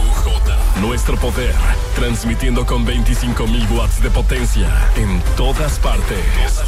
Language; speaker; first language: Spanish; native; Spanish